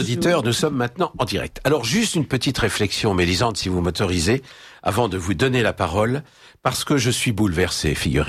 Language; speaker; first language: French; native; French